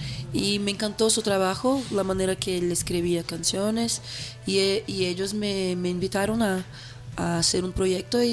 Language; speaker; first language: Spanish; non-native, fluent; Portuguese